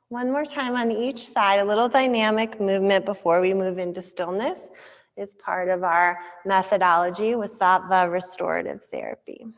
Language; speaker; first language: English; native; English